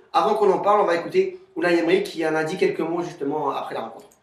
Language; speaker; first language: French; native; French